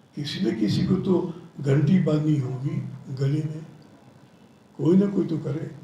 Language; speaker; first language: Hindi; non-native, local second language; Telugu